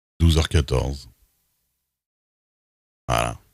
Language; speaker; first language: French; native; French